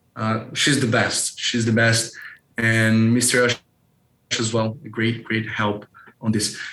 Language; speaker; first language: English; non-native, fluent; Portuguese